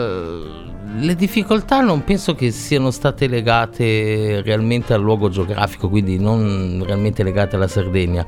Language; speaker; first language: Italian; native; Italian